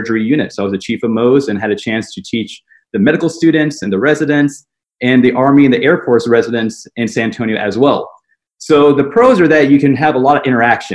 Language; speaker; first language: English; native; English